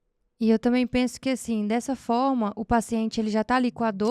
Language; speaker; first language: Portuguese; native; Portuguese